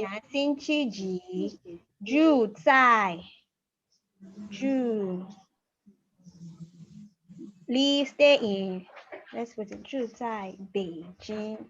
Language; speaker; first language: Chinese; non-native, fluent; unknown